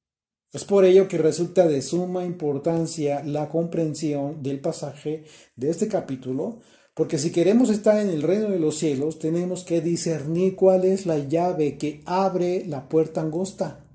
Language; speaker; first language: Spanish; native; Spanish